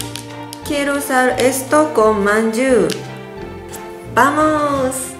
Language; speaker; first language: Spanish; non-native, learner; Japanese